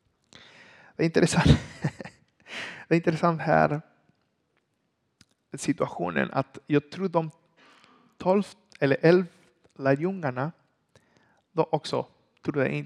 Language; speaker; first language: Swedish; non-native, learner; Spanish